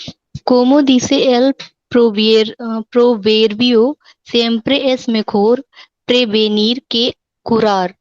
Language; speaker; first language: Spanish; non-native, learner; Hindi